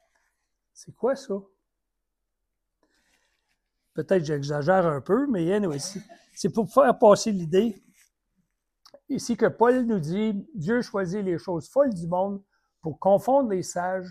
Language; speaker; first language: French; native; French